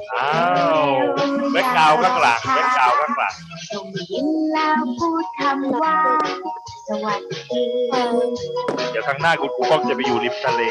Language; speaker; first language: Thai; native; Thai